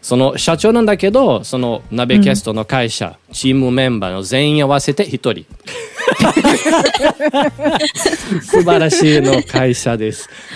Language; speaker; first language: Japanese; non-native, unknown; Portuguese